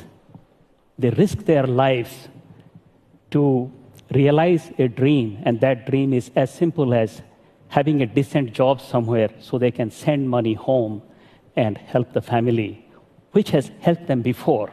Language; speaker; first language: English; non-native, local second language; Odia